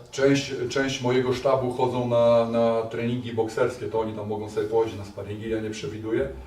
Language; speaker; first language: Polish; native; Polish